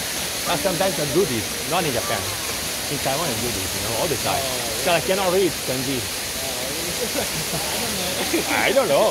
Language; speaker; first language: English; non-native, fluent; Portuguese